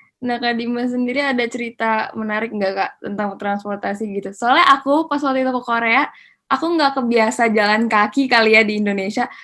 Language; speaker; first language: Indonesian; native; Indonesian